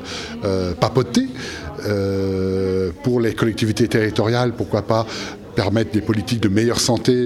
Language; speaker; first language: French; native; French